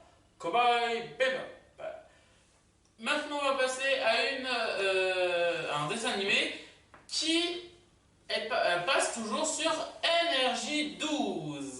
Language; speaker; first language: French; native; French